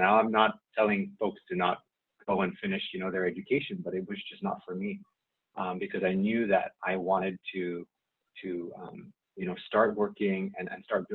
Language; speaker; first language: English; non-native, fluent; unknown